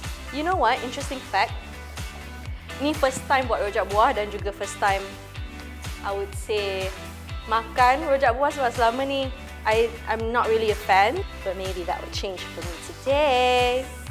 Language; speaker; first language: English; non-native, local second language; Malay